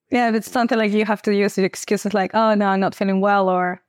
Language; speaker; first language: English; non-native, fluent; Spanish